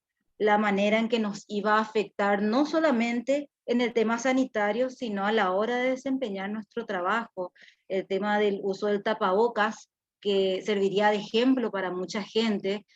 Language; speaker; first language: Spanish; native; Spanish